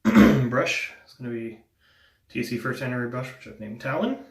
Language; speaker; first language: English; native; English